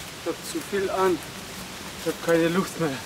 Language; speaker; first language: German; non-native, learner; Armenian